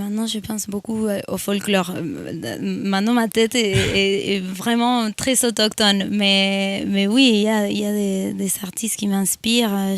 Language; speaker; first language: French; non-native, fluent; Spanish